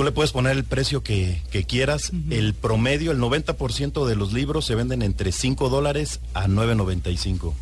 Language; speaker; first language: Spanish; native; Spanish